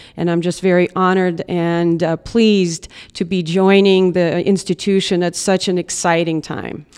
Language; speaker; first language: English; non-native, fluent; Russian